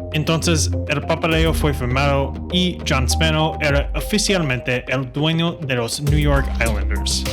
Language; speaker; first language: Spanish; non-native, fluent; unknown